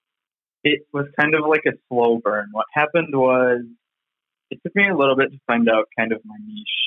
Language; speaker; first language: English; native; English